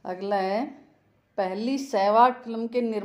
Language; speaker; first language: Hindi; native; Hindi